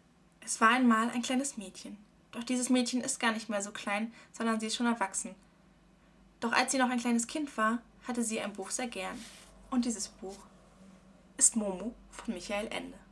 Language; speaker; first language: German; native; German